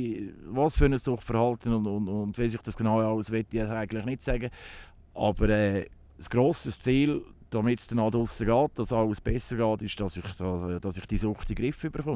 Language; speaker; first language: German; native; German